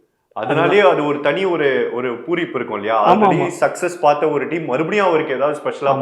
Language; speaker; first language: Tamil; native; Tamil